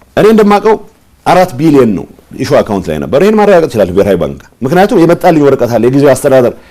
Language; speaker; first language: Amharic; non-native, local second language; Tigrinya